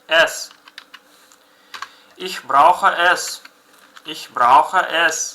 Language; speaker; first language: German; non-native, fluent; Uzbek